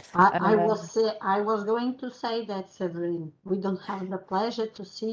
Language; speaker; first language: English; non-native, fluent; Portuguese